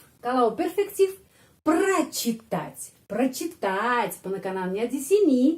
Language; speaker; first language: Indonesian; non-native, fluent; Russian